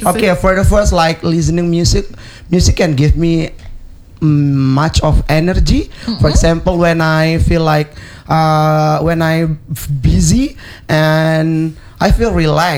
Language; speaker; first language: English; non-native, learner; Indonesian